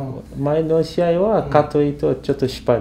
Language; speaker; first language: Japanese; non-native, learner; Portuguese